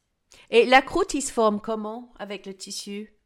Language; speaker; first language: French; non-native, fluent; English